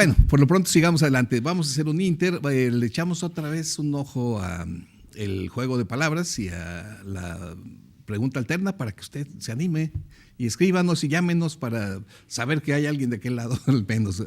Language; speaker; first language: Spanish; native; Spanish